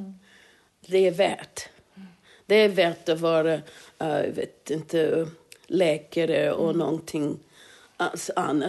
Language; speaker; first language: Swedish; non-native, fluent; English